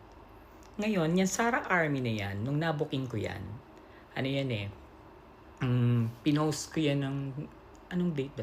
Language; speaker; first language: Filipino; native; Filipino